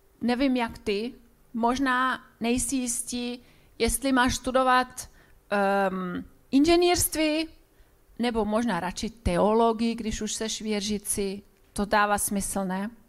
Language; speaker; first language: Czech; non-native, fluent; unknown